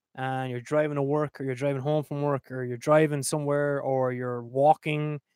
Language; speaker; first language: English; native; English